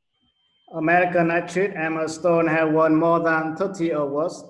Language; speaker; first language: English; non-native, learner; Vietnamese